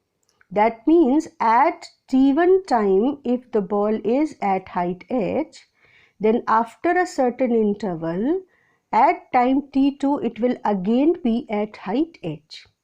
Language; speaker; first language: English; non-native, local second language; Hindi